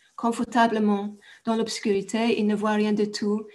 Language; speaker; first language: French; non-native, fluent; English